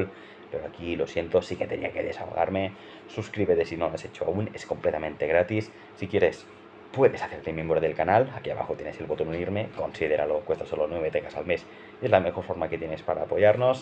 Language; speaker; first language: Spanish; native; Spanish